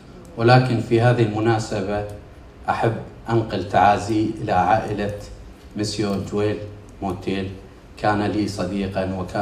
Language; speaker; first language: Arabic; native; Arabic